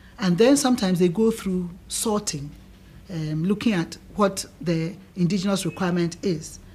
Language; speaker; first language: English; non-native, local second language; Akan